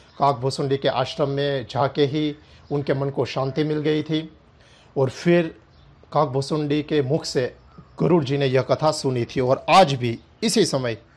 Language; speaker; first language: Hindi; non-native, local second language; Gujarati